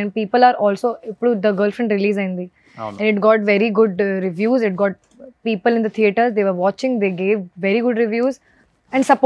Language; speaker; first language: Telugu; non-native, local second language; Hindi